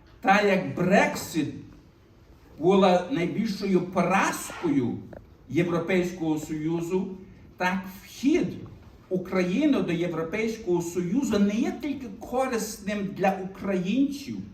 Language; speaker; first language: Ukrainian; early bilingual, heritage; Ukrainian